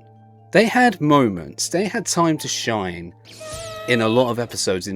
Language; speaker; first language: English; native; English